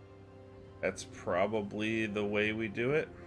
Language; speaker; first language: English; native; English